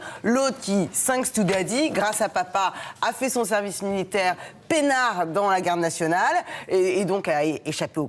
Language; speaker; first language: French; native; French